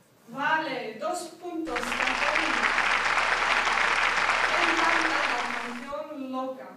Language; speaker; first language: Spanish; non-native, learner; Swedish